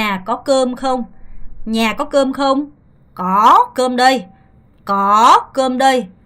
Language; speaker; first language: Vietnamese; non-native, fluent; Korean